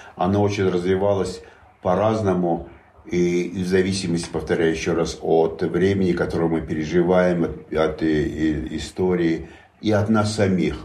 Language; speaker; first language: Russian; non-native, local second language; Tajik